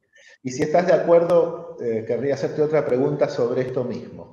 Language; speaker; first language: Spanish; native; Spanish